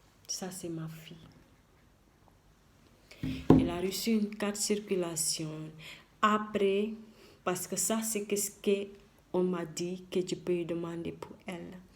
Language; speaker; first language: French; non-native, learner; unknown